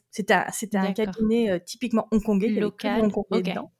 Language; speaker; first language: French; native; French